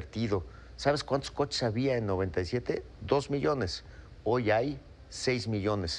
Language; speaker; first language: Spanish; native; Spanish